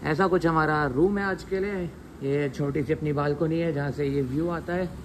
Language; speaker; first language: Hindi; native; Hindi